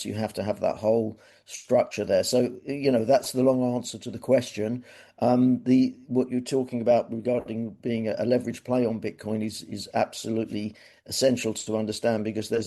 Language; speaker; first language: English; native; English